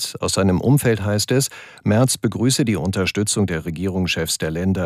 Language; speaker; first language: German; native; German